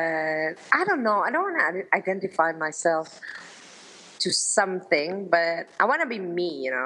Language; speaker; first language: English; non-native, local second language; Filipino